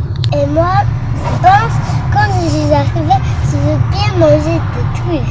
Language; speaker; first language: French; non-native, learner; Chinese